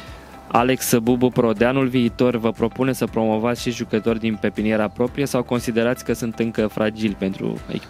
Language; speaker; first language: Romanian; native; Romanian